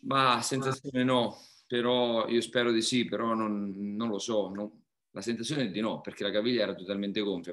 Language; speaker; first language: Italian; native; Italian